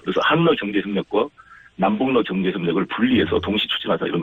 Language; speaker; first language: Korean; native; Korean